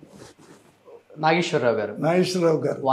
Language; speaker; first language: Telugu; native; Telugu